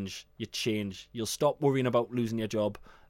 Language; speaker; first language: English; native; English